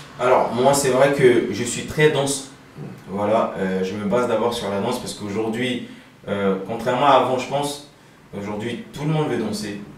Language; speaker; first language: French; early bilingual, other home language; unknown